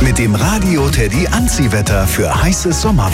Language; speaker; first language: German; native; German